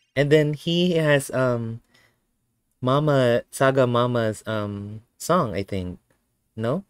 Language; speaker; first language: English; non-native, local second language; Filipino